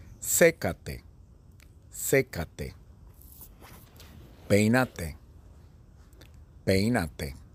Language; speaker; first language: Spanish; non-native, fluent; English